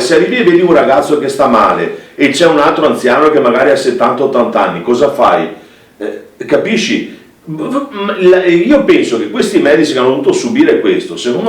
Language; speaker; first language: Italian; native; Italian